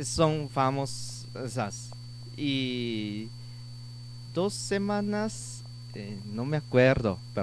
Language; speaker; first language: Spanish; non-native, learner; Japanese